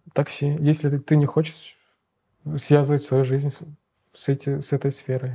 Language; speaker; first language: Russian; non-native, local second language; Uzbek